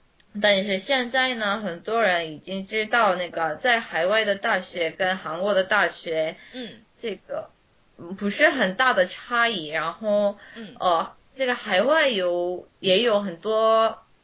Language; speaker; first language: Chinese; non-native, learner; Korean